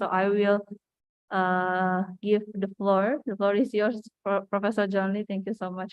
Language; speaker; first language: English; non-native, fluent; Indonesian